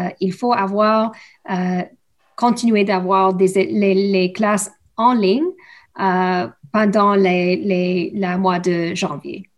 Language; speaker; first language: French; non-native, learner; English